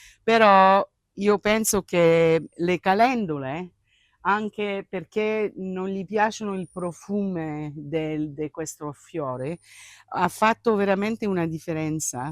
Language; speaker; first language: Italian; early bilingual, heritage; Italian